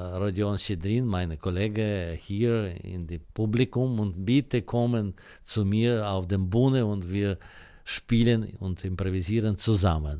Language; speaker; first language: German; non-native, learner; Russian